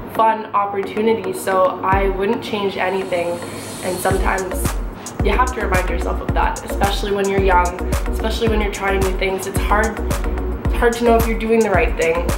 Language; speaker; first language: English; native; English